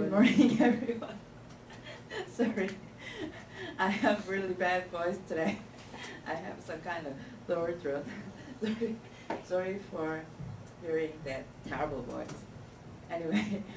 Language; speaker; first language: English; non-native, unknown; Korean